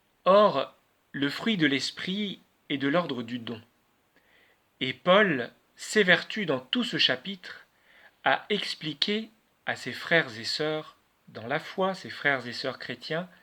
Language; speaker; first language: French; native; French